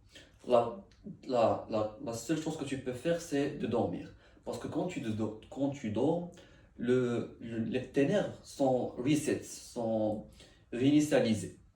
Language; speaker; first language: French; non-native, learner; Arabic